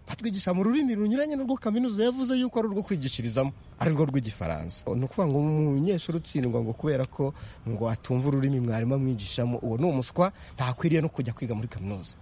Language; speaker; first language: Kinyarwanda; native; Kinyarwanda